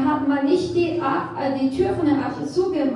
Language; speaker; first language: German; non-native, fluent; Portuguese